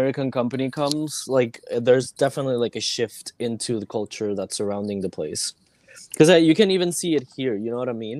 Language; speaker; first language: English; non-native, fluent; Spanish